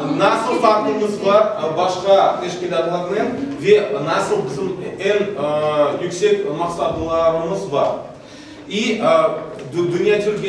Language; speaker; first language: Turkish; non-native, learner; Tatar